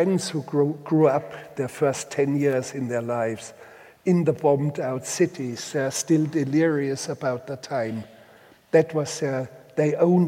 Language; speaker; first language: English; non-native, fluent; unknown